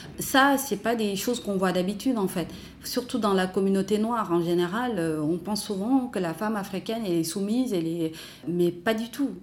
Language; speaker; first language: French; non-native, local second language; Wolof